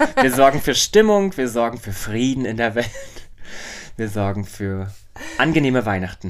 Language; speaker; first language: German; native; German